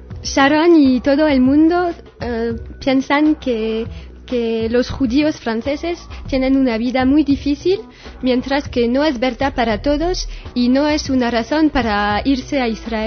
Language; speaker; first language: Spanish; non-native, learner; French